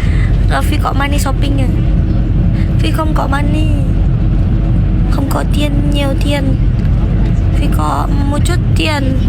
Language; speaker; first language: Vietnamese; non-native, learner; Indonesian